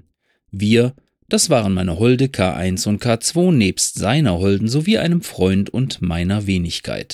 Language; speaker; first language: German; native; German